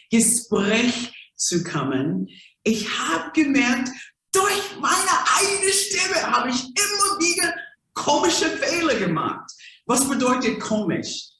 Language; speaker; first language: German; non-native, fluent; English